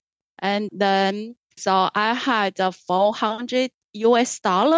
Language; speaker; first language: English; non-native, fluent; Chinese